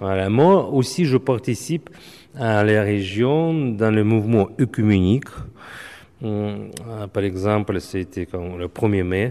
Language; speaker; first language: French; non-native, fluent; Russian